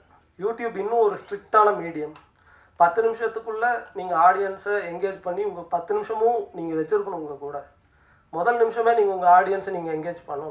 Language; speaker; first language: Tamil; native; Tamil